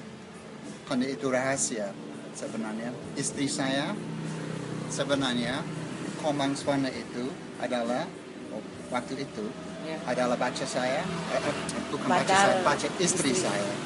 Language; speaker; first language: Indonesian; non-native, learner; English